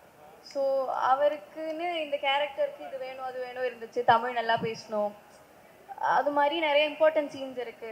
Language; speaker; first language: Tamil; non-native, fluent; Malayalam